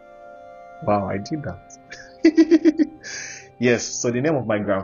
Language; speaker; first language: English; non-native, local second language; Igbo